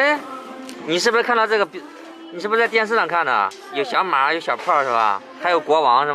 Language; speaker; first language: Chinese; native; Chinese